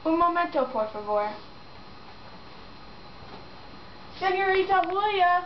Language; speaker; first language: Spanish; non-native, learner; English